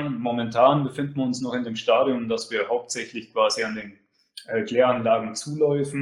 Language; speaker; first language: German; native; German